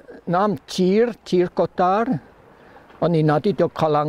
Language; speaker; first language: Nepali; non-native, learner; German